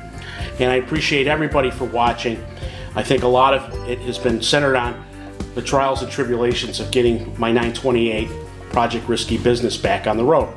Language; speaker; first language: English; native; English